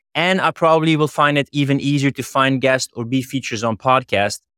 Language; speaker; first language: English; non-native, fluent; Dutch